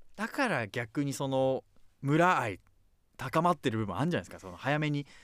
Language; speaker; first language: Japanese; native; Japanese